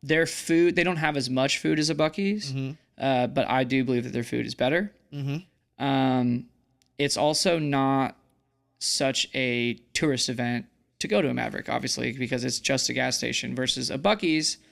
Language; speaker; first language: English; native; English